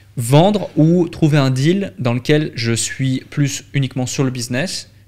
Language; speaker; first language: French; native; French